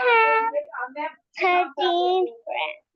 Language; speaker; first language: English; non-native, learner; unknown